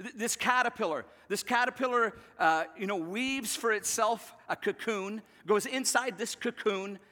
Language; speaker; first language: English; native; English